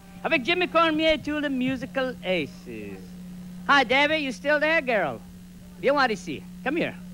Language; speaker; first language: English; early bilingual, other home language; French